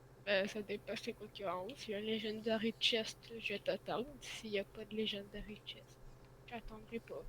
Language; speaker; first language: French; native; French